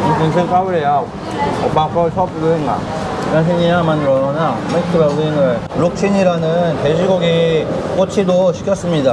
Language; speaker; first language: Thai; non-native, fluent; Korean